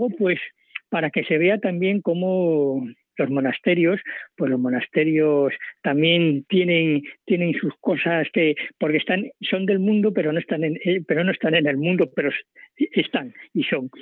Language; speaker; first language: Spanish; native; Spanish